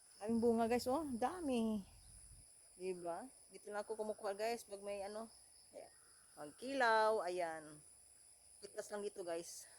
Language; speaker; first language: Filipino; non-native, local second language; Cebuano